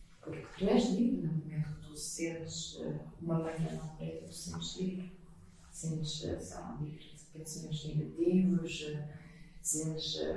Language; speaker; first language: Portuguese; non-native, fluent; Russian